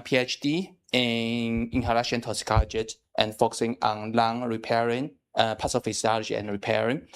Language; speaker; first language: English; non-native, fluent; Chinese